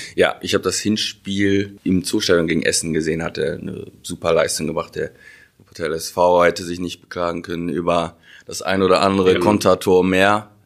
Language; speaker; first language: German; native; German